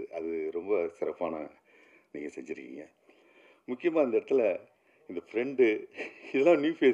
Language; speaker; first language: Tamil; native; Tamil